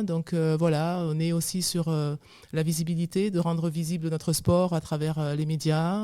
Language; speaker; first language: French; native; French